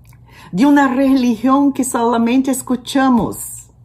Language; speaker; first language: Portuguese; non-native, fluent; Spanish